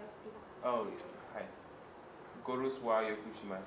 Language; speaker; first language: Japanese; non-native, learner; English